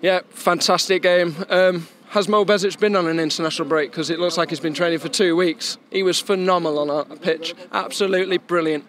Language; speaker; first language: English; native; English